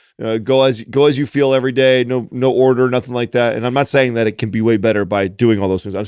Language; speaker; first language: English; native; English